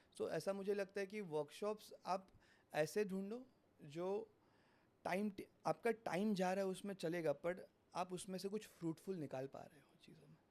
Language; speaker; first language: Hindi; non-native, local second language; Marathi